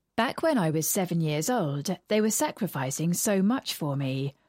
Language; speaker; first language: English; native; English